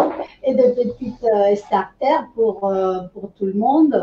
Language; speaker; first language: French; non-native, fluent; Spanish